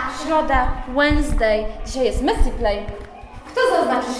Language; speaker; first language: Polish; native; Polish